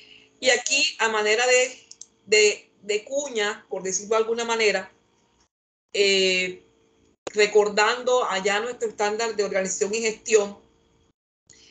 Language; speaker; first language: Spanish; native; Spanish